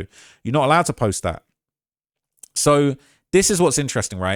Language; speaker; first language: English; native; English